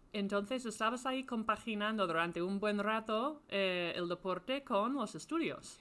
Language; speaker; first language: Spanish; non-native, fluent; English